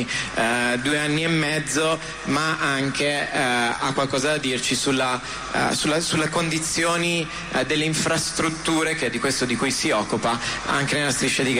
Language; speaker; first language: Italian; native; Italian